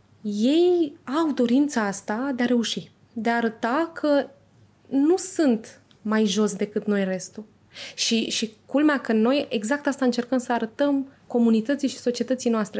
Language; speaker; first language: Romanian; native; Romanian